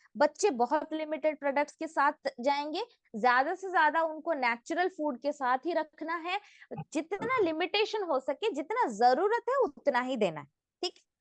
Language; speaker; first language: Hindi; non-native, local second language; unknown